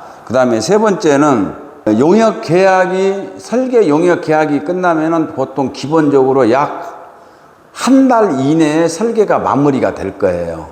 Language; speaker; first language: Korean; native; Korean